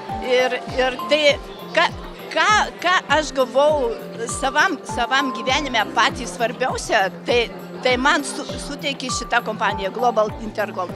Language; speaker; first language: Lithuanian; non-native, local second language; Russian